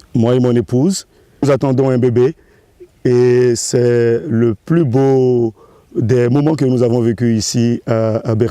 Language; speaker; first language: French; non-native, local second language; Baoulé